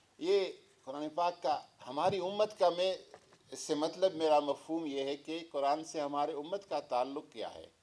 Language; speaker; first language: Urdu; non-native, local second language; Pashto